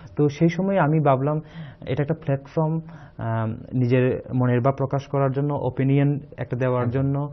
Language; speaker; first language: Bangla; non-native, local second language; Kok Borok